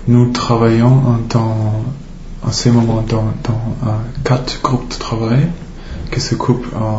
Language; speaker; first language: French; non-native, fluent; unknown